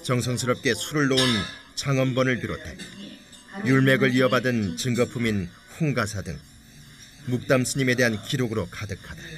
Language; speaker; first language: Korean; native; Korean